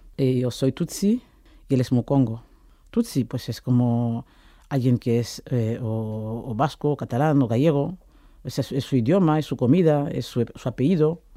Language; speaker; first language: Spanish; non-native, fluent; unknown